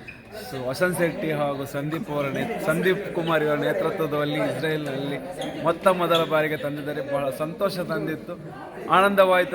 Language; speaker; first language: Kannada; non-native, local second language; Tulu